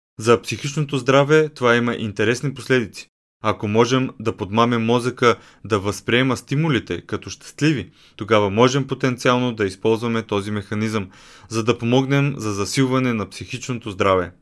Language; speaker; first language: Bulgarian; native; Bulgarian